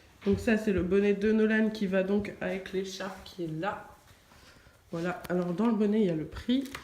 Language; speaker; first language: French; native; French